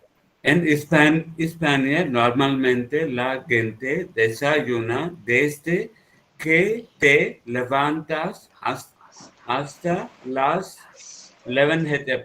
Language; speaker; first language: Spanish; non-native, learner; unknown